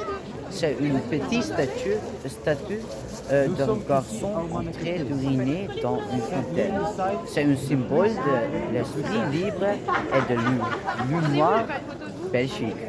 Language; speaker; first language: French; non-native, learner; Dutch